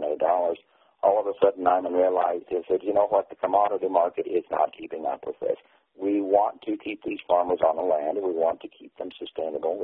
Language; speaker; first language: English; native; English